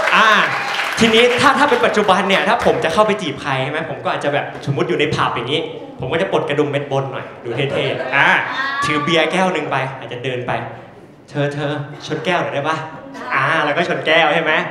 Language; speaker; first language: Thai; native; Thai